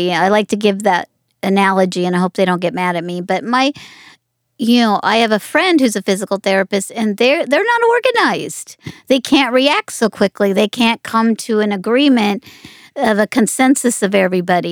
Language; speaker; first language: English; native; English